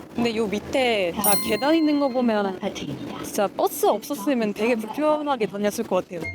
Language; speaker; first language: Korean; non-native, fluent; Swedish